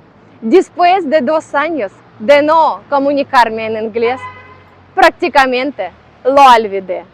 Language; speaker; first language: Spanish; non-native, learner; Russian